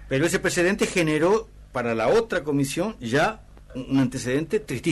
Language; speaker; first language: Spanish; native; Spanish